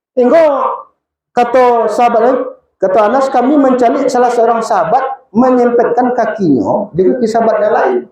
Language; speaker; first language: Malay; non-native, local second language; Minangkabau